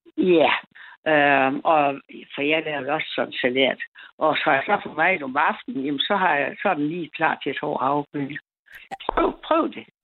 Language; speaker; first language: Danish; native; Danish